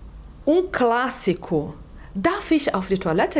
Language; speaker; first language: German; non-native, fluent; Portuguese